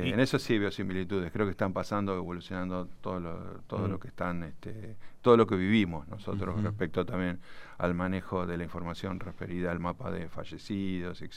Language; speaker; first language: Spanish; native; Spanish